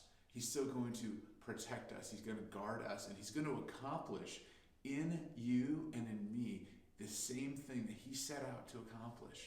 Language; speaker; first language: English; native; English